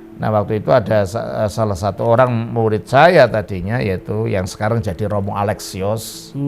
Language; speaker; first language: Indonesian; native; Indonesian